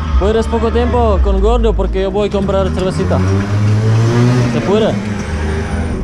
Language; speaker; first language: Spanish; non-native, learner; Czech